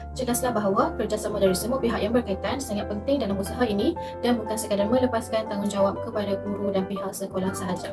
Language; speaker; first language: Malay; native; Malay